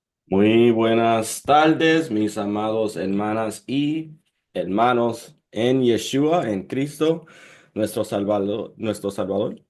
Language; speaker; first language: Spanish; early bilingual, heritage; Spanish